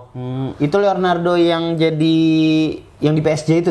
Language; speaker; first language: Indonesian; native; Indonesian